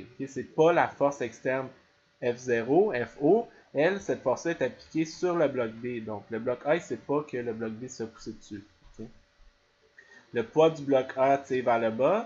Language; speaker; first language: French; native; French